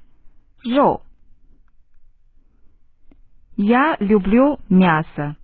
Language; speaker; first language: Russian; non-native, learner; Chinese